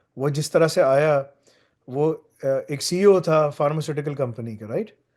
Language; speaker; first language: Urdu; native; Urdu